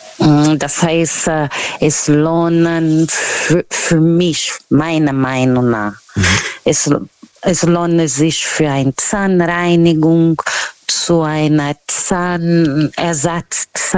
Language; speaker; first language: German; non-native, learner; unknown